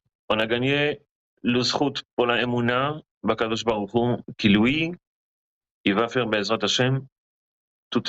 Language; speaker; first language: French; non-native, learner; Hebrew